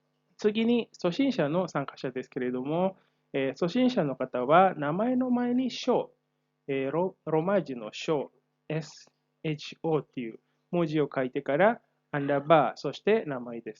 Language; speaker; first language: Japanese; non-native, fluent; Indonesian